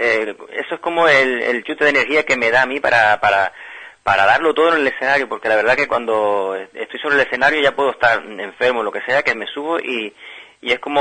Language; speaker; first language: Spanish; native; Spanish